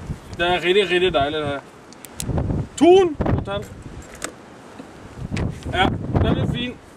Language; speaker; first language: Norwegian; non-native, learner; Swedish